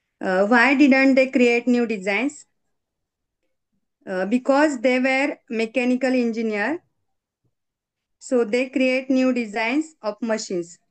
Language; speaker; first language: English; non-native, learner; Marathi